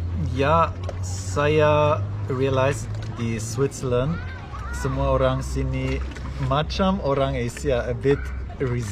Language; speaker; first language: Indonesian; non-native, learner; Swiss German